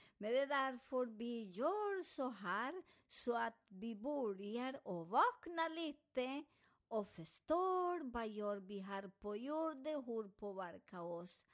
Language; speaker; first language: Swedish; non-native, fluent; Spanish